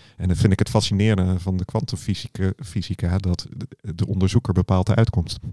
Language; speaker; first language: Dutch; native; Dutch